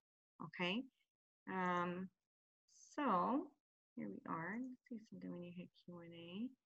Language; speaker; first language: English; native; English